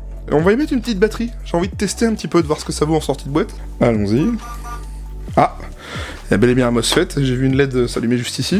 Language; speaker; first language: French; native; French